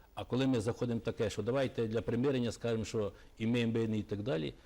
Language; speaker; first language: Ukrainian; native; Ukrainian